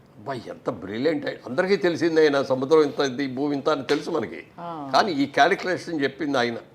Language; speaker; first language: Telugu; native; Telugu